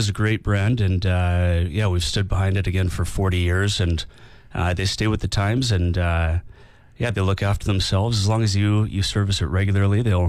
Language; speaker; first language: English; native; English